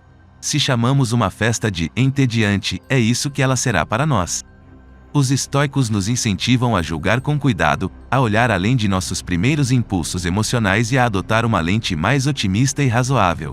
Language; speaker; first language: Portuguese; native; Portuguese